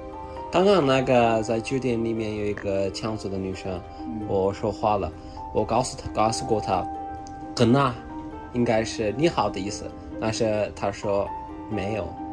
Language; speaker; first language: Chinese; non-native, fluent; Turkish